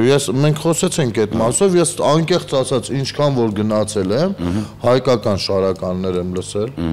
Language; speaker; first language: Armenian; native; Armenian